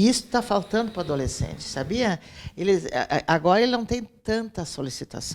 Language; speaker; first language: Portuguese; native; Portuguese